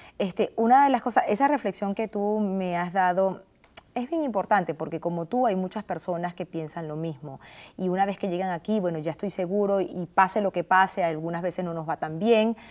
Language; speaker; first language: Spanish; native; Spanish